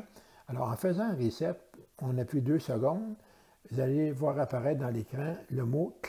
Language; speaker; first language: French; native; French